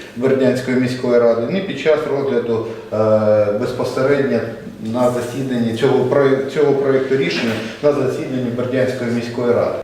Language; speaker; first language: Ukrainian; non-native, local second language; Russian